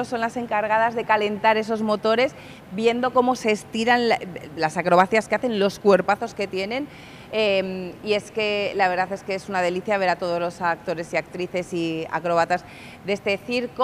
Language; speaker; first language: Spanish; native; Spanish